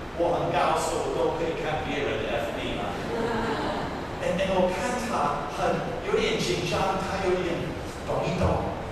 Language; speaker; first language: Chinese; non-native, fluent; English